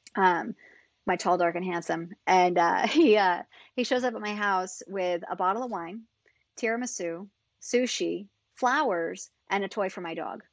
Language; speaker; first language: English; native; English